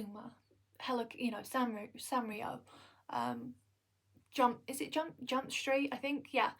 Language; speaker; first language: English; native; English